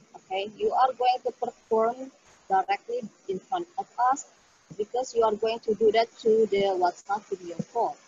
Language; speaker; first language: English; non-native, fluent; Indonesian